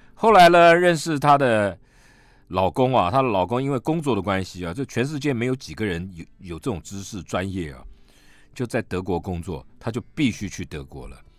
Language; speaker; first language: Chinese; native; Chinese